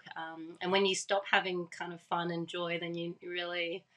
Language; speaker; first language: English; early bilingual, other home language; Thai